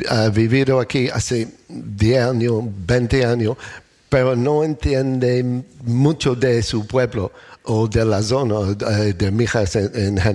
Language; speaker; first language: Spanish; non-native, learner; English